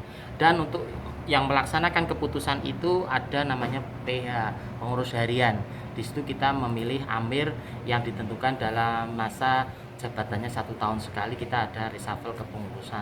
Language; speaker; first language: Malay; non-native, local second language; Javanese